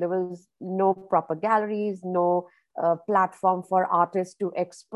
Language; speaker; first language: English; non-native, local second language; Hindi